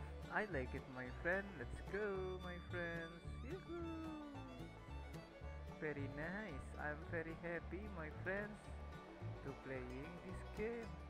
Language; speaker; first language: English; non-native, learner; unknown